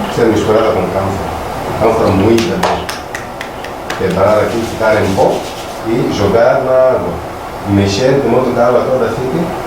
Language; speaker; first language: Portuguese; non-native, local second language; Makhuwa